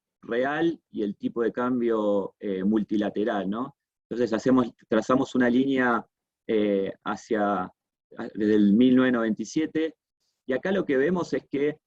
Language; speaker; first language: Spanish; native; Spanish